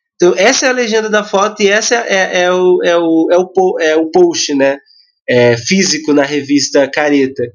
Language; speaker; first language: Portuguese; native; Portuguese